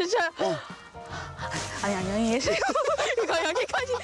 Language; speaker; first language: Korean; non-native, learner; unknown